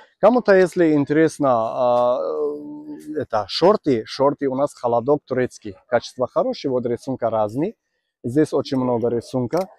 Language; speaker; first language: Russian; non-native, learner; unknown